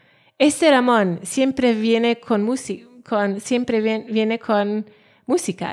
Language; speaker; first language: Spanish; non-native, fluent; Welsh